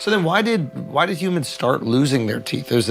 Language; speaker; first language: English; native; English